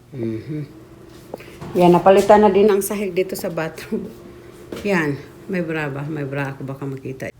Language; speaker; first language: Filipino; non-native, local second language; Cebuano